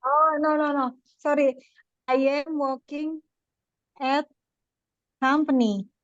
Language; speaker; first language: English; non-native, learner; Indonesian